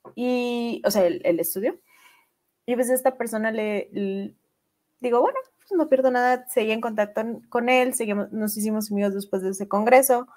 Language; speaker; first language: Spanish; native; Spanish